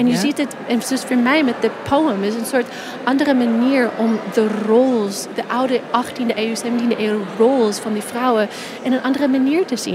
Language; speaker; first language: Dutch; non-native, fluent; English